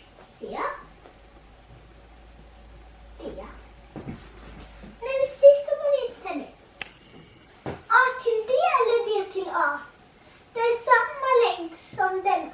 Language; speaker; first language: Swedish; early bilingual, other home language; Tigrinya